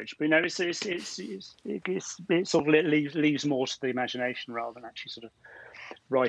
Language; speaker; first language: English; native; English